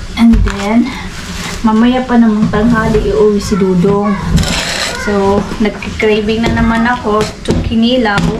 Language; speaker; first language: Filipino; non-native, local second language; Cebuano